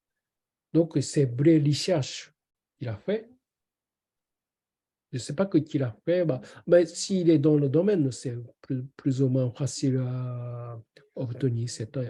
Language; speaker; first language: French; non-native, learner; Japanese